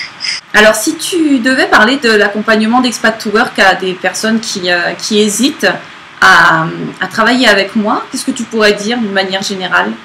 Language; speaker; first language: French; native; French